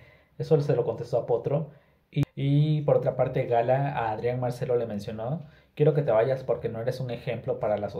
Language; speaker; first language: Spanish; native; Spanish